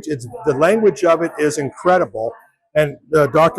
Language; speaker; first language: English; native; English